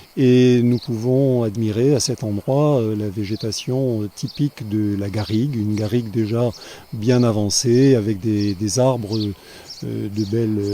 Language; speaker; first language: French; native; French